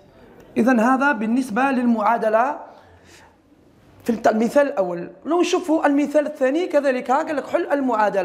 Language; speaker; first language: Arabic; native; Arabic